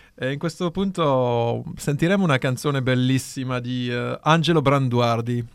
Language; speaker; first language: Italian; non-native, fluent; Spanish